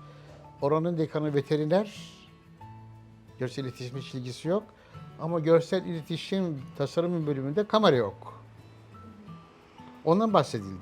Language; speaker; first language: Turkish; native; Turkish